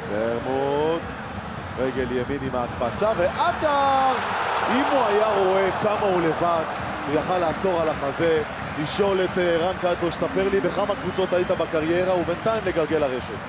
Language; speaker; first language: Hebrew; native; Hebrew